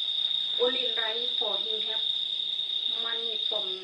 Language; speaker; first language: English; non-native, learner; Thai